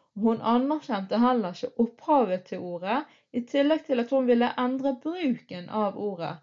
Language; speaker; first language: Norwegian; early bilingual, other home language; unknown